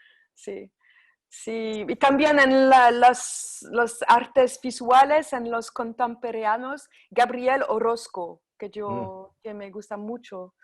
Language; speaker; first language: Spanish; non-native, fluent; French